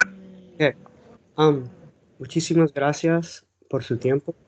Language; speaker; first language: Spanish; non-native, learner; English